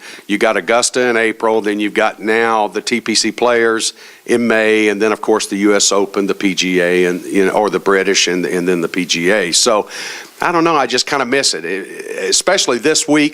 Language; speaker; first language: English; native; English